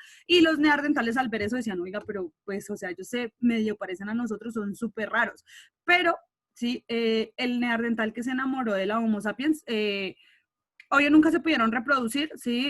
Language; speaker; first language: Spanish; native; Spanish